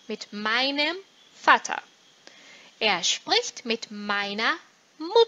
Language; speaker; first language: German; non-native, fluent; Portuguese